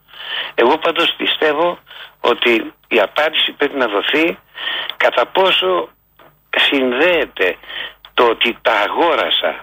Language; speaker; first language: Greek; native; Greek